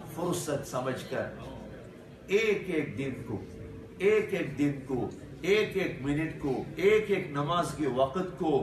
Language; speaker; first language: Hindi; non-native, learner; Tamil